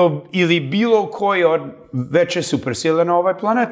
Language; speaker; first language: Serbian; early bilingual, heritage; Serbian